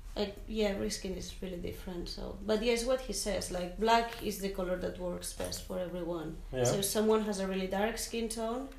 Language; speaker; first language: English; non-native, fluent; Spanish